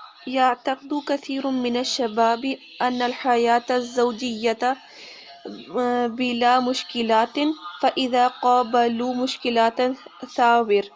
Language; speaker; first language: Arabic; non-native, learner; Urdu